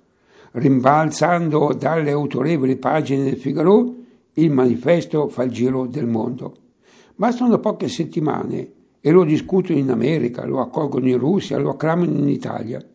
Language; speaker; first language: Italian; native; Italian